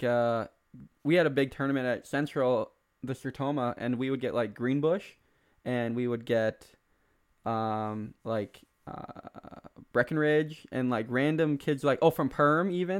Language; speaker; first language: English; native; English